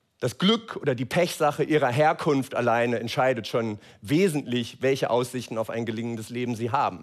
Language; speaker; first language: German; native; German